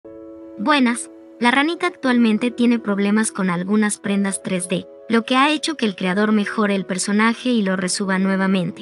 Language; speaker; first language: Spanish; native; Spanish